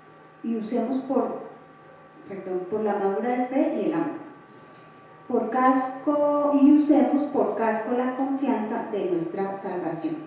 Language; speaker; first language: Spanish; native; Spanish